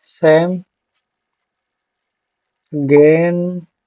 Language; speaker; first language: English; non-native, learner; Indonesian